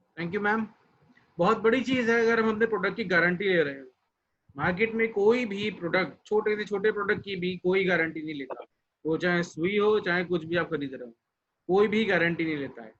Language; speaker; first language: Hindi; native; Hindi